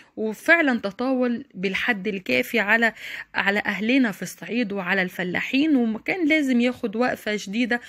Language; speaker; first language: Arabic; native; Arabic